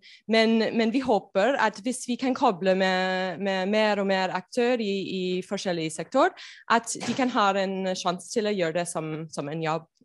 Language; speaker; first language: Norwegian; non-native, learner; English